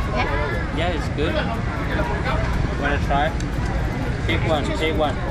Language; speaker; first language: English; non-native, learner; Thai